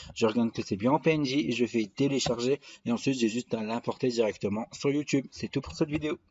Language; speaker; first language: French; native; French